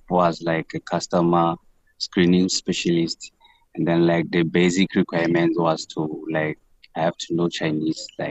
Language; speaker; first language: English; non-native, local second language; Southern Sotho